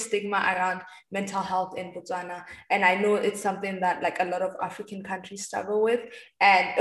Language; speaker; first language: English; non-native, local second language; Tswana